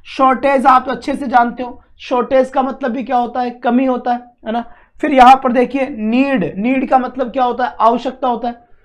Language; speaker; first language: Hindi; native; Hindi